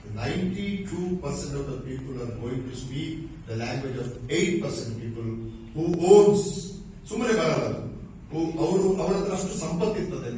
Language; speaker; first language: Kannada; non-native, local second language; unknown